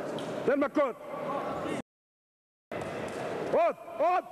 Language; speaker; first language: Hebrew; non-native, fluent; Russian